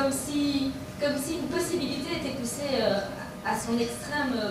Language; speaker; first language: French; native; French